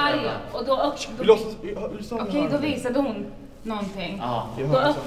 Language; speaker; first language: Swedish; native; Swedish